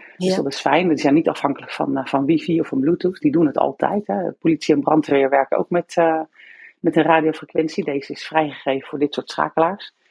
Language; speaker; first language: Dutch; native; Dutch